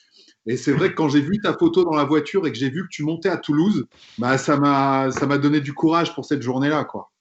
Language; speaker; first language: French; native; French